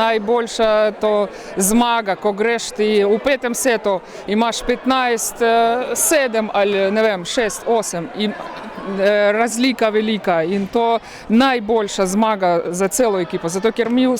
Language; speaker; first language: Slovenian; non-native, learner; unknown